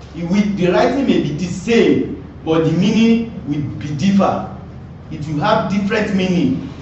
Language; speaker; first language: English; non-native, local second language; Yoruba